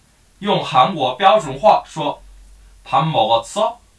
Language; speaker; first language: Chinese; non-native, fluent; Korean